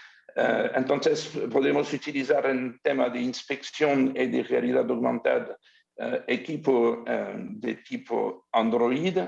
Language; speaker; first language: Spanish; non-native, learner; French